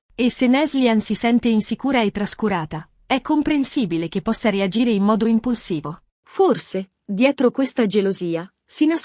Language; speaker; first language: Italian; native; Italian